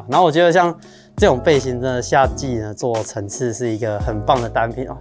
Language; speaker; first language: Chinese; native; Chinese